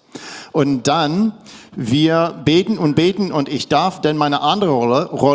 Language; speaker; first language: German; non-native, fluent; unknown